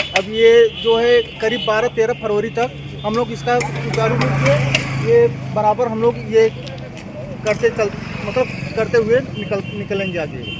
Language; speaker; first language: Hindi; non-native, local second language; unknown